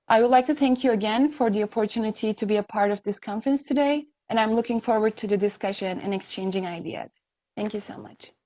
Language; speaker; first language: English; non-native, fluent; Turkish